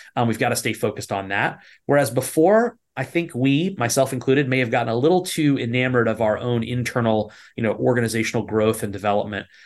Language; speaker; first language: English; native; English